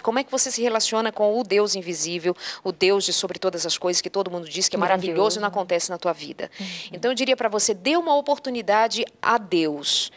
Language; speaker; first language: Portuguese; native; Portuguese